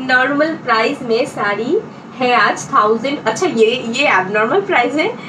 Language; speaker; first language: Hindi; non-native, local second language; Bangla